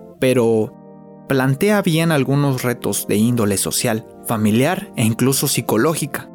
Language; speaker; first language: Spanish; native; Spanish